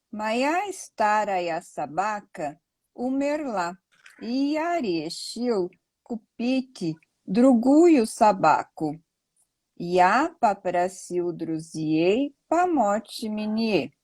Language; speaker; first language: Russian; non-native, learner; Portuguese